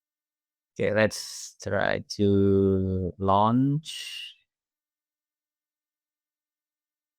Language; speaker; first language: English; non-native, fluent; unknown